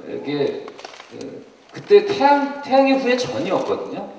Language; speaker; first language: Korean; native; Korean